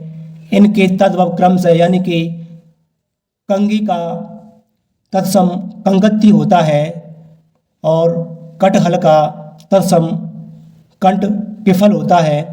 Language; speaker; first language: Hindi; native; Hindi